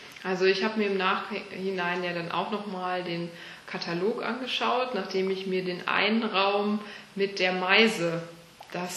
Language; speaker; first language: German; native; German